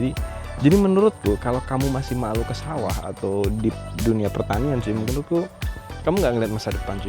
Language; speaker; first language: Indonesian; native; Indonesian